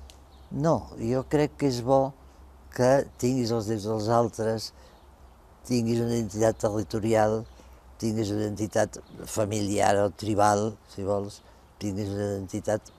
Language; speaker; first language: Catalan; native; Catalan